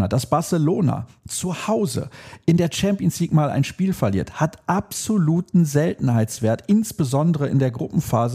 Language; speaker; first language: German; native; German